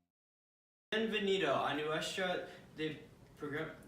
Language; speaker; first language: Spanish; non-native, learner; English